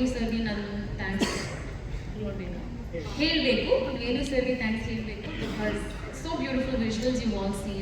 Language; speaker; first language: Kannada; non-native, learner; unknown